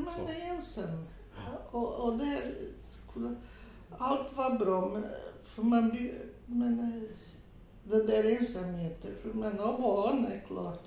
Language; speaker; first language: Swedish; non-native, fluent; Portuguese